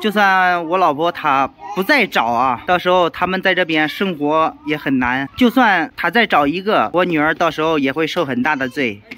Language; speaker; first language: Chinese; native; Chinese